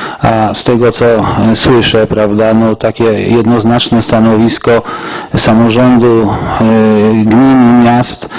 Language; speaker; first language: Polish; native; Polish